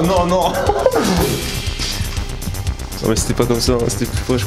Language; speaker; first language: French; native; French